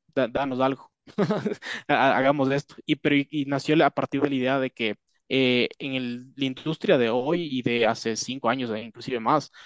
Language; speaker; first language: Spanish; native; Spanish